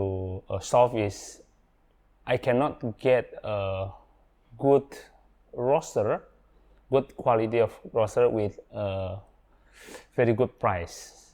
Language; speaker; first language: English; non-native, learner; Indonesian